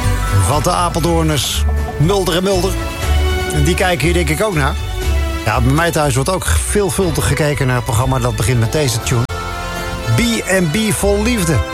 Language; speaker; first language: Dutch; native; Dutch